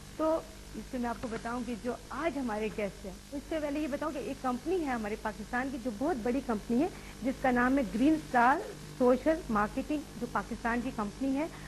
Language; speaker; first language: Urdu; non-native, local second language; Pashto